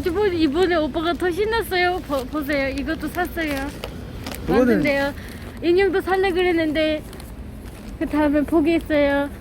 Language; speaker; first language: Korean; non-native, learner; Turkish